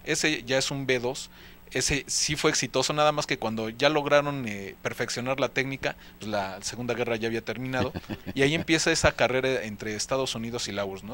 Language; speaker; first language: Spanish; native; Spanish